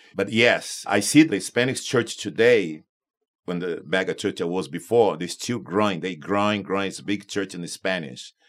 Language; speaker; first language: English; non-native, learner; Portuguese